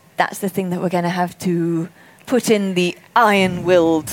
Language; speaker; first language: English; native; English